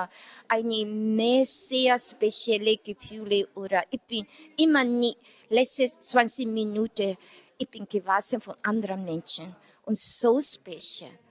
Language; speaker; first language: German; non-native, learner; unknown